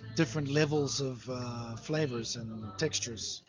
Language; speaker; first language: English; native; English